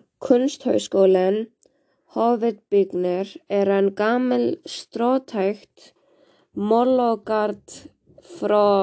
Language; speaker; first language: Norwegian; non-native, learner; Icelandic